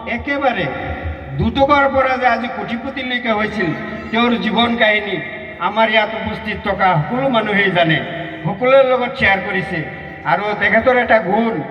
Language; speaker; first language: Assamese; non-native, local second language; Bangla